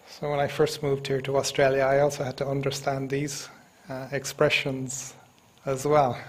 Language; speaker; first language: English; native; English